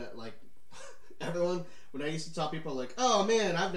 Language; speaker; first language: English; native; English